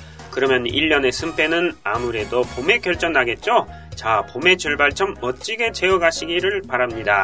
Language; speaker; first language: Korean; non-native, fluent; Japanese